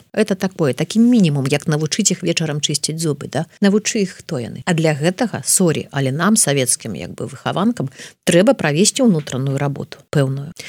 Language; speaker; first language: Belarusian; non-native, local second language; Russian